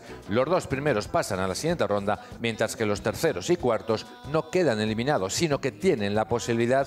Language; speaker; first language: Spanish; native; Spanish